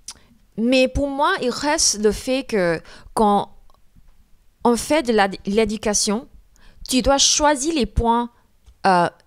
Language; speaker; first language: French; non-native, fluent; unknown